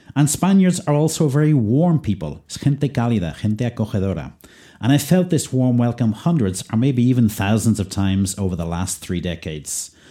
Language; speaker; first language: English; native; English